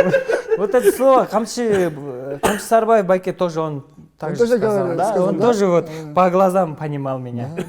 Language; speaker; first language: Russian; non-native, local second language; Kyrgyz